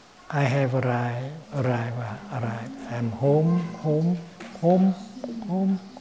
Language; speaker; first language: English; non-native, fluent; Vietnamese